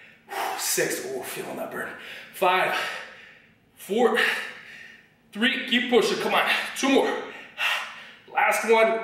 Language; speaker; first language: English; native; English